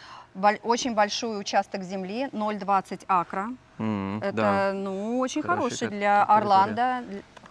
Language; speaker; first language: Russian; native; Russian